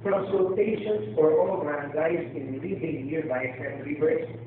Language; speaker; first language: English; non-native, local second language; Filipino